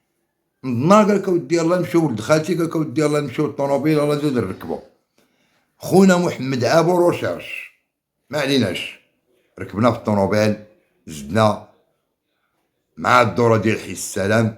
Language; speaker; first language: Arabic; native; Arabic